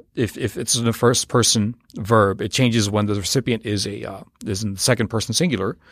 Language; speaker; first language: English; native; English